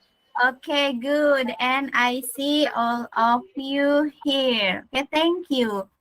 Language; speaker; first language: English; non-native, learner; Indonesian